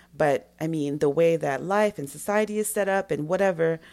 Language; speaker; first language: English; non-native, fluent; French